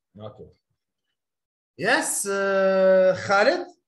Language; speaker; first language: English; non-native, fluent; Arabic